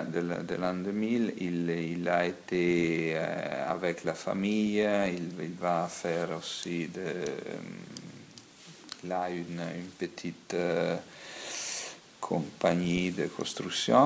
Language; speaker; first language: French; non-native, fluent; Italian